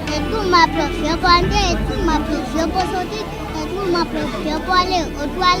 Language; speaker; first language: French; non-native, learner; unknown